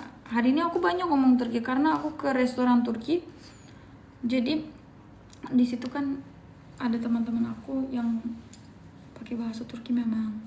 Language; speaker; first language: Indonesian; non-native, fluent; Turkish